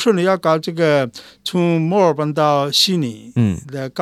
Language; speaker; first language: Chinese; non-native, fluent; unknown